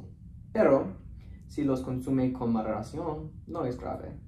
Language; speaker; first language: Spanish; non-native, learner; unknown